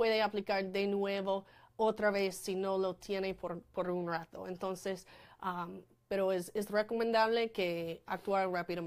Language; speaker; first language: Spanish; non-native, fluent; English